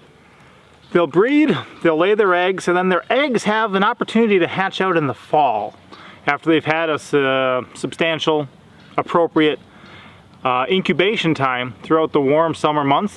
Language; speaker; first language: English; native; English